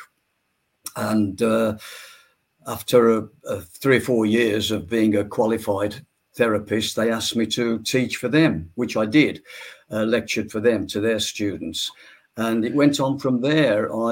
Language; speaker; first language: English; native; English